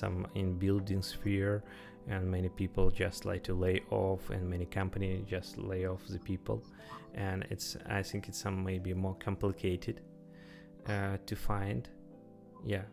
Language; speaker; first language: English; non-native, learner; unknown